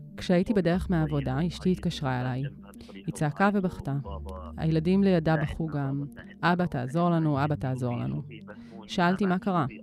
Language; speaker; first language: Hebrew; native; Hebrew